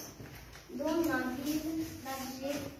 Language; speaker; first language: French; non-native, learner; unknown